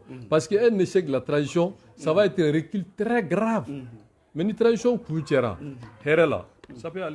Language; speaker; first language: French; non-native, local second language; Bambara